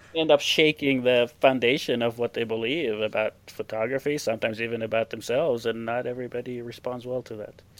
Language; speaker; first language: English; non-native, fluent; Hebrew